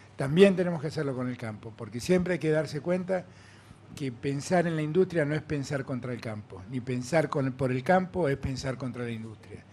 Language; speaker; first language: Spanish; native; Spanish